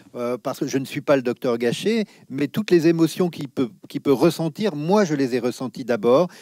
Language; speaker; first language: French; native; French